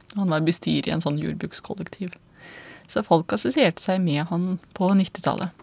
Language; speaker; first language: Norwegian; non-native, fluent; Russian